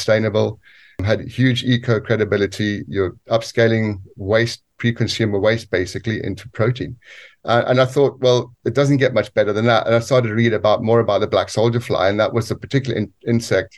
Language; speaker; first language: English; native; English